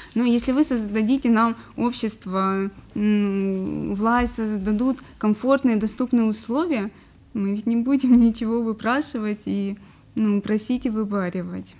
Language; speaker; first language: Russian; native; Russian